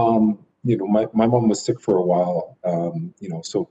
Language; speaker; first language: English; native; English